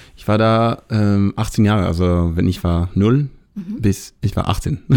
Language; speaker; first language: German; non-native, learner; Hebrew